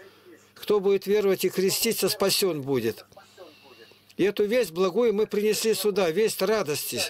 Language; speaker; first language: Russian; native; Russian